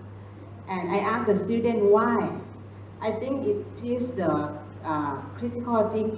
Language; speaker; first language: English; non-native, learner; Thai